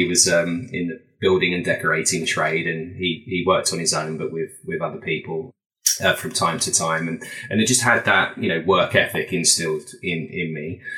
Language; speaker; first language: English; native; English